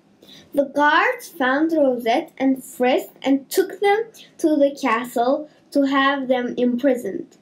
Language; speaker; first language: English; native; English